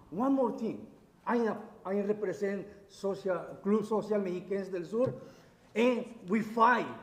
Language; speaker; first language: English; non-native, learner; Spanish